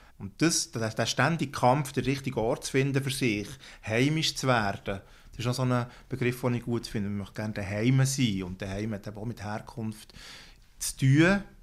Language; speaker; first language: German; native; German